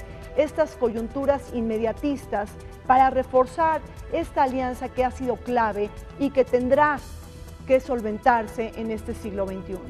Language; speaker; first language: Spanish; native; Spanish